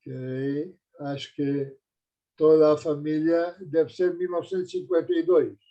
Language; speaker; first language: Portuguese; non-native, fluent; Persian